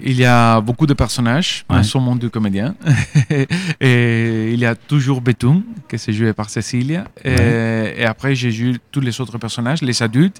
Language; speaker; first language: French; non-native, fluent; Spanish